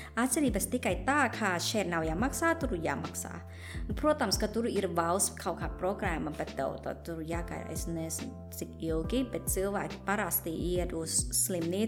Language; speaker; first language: Latvian; non-native, fluent; Thai